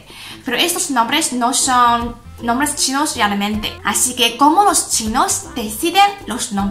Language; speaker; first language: Spanish; non-native, fluent; Chinese